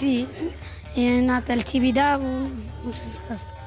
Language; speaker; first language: Catalan; non-native, learner; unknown